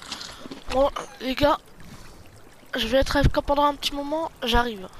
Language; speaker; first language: French; native; French